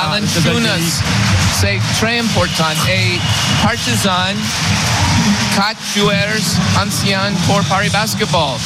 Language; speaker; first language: French; non-native, learner; English